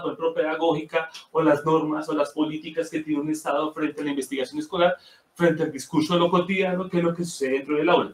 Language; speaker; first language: Spanish; native; Spanish